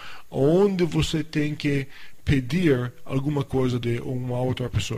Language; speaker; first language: Portuguese; non-native, fluent; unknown